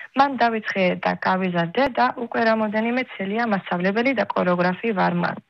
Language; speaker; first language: Georgian; early bilingual, heritage; Hebrew